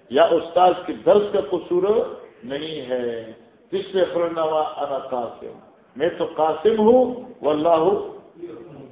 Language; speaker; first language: Urdu; non-native, local second language; Northern Hindko